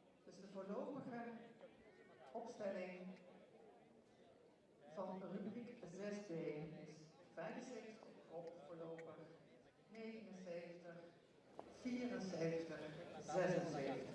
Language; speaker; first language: Dutch; native; Dutch